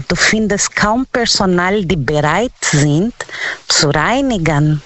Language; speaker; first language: German; non-native, learner; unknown